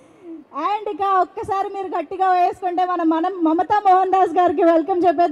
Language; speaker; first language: Telugu; native; Telugu